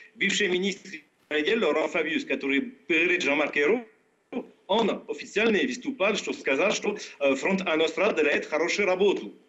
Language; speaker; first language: Russian; non-native, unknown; French